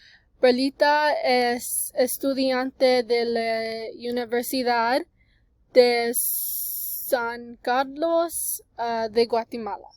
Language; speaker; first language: Spanish; non-native, learner; English